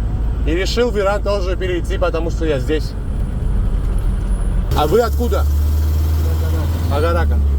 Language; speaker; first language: Russian; non-native, fluent; Georgian